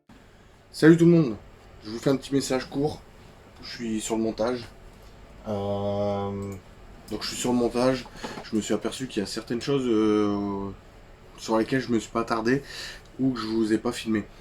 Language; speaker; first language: French; native; French